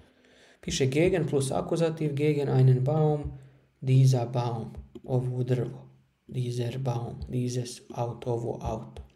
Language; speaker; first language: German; non-native, fluent; Croatian